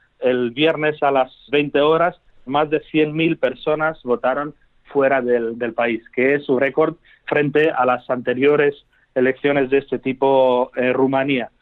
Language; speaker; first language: Spanish; non-native, fluent; Romanian